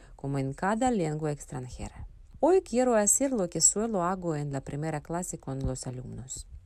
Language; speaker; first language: Spanish; non-native, fluent; Russian